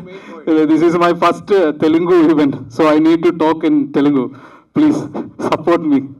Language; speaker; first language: Telugu; non-native, learner; Malayalam